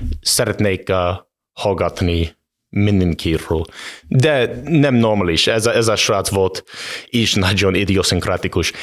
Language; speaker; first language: Hungarian; non-native, learner; English